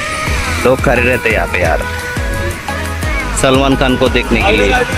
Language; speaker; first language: Hindi; non-native, local second language; Bangla